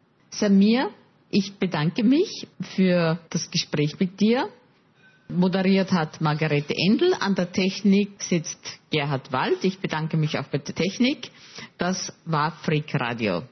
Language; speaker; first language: German; native; German